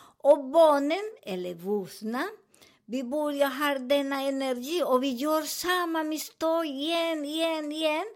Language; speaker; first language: Swedish; non-native, learner; Spanish